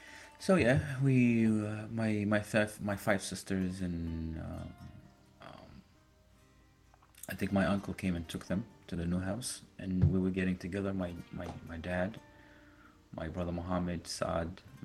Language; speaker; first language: English; early bilingual, other home language; Arabic